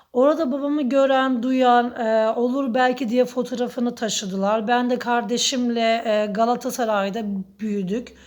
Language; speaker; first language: Turkish; native; Turkish